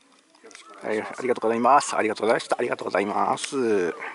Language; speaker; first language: Japanese; native; Japanese